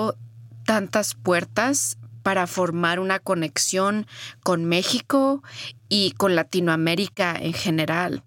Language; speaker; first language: Spanish; early bilingual, heritage; Spanish